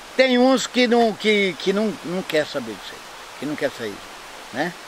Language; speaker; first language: Portuguese; native; Portuguese